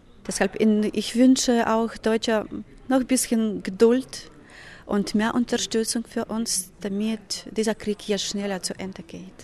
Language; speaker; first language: German; non-native, fluent; Ukrainian